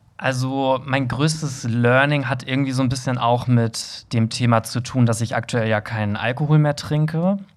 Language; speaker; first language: German; native; German